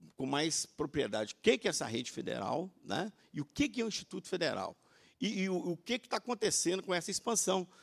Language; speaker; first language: Portuguese; native; Portuguese